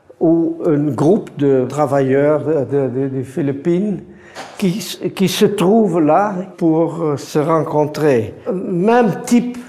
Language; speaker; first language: French; non-native, fluent; Dutch